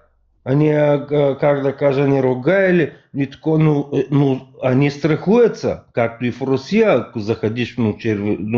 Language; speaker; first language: Russian; non-native, learner; Bulgarian